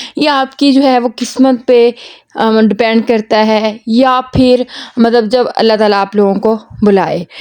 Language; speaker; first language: Urdu; non-native, local second language; Punjabi